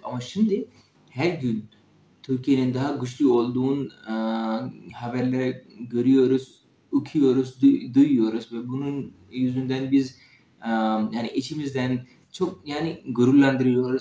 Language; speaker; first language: Turkish; non-native, fluent; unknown